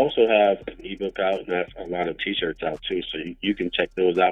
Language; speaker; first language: English; native; English